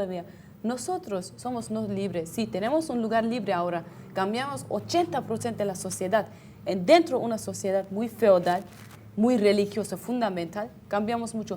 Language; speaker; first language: Spanish; non-native, fluent; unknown